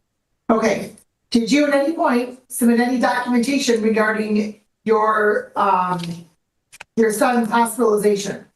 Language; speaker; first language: English; native; English